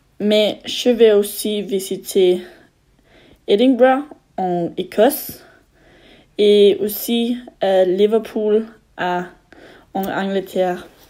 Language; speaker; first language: French; non-native, learner; Danish